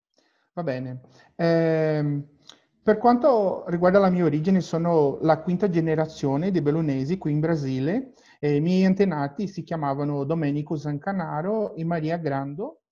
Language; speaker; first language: Italian; non-native, learner; Portuguese